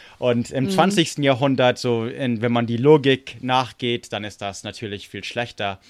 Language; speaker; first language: German; non-native, fluent; English